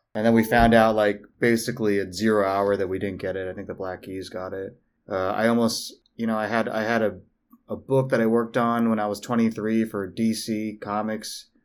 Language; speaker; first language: English; early bilingual, other home language; Filipino